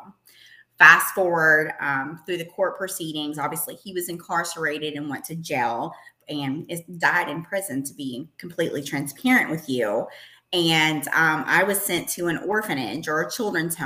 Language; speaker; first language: English; native; English